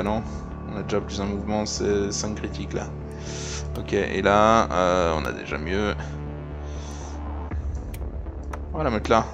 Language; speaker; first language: French; native; French